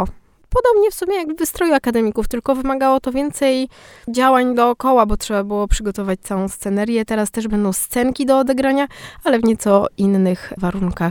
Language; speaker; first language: Polish; native; Polish